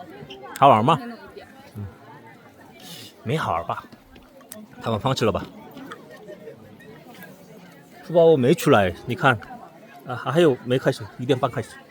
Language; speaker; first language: Chinese; non-native, fluent; Korean